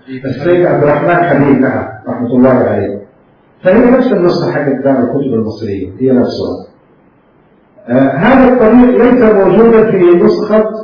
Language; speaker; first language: Arabic; native; Arabic